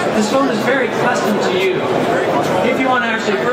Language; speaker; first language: English; native; English